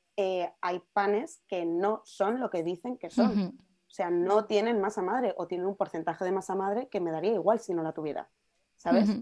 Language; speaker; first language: Spanish; native; Spanish